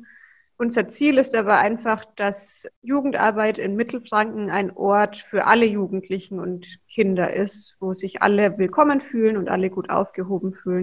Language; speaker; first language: German; native; German